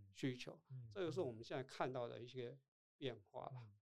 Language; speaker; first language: Chinese; non-native, local second language; Min Nan Chinese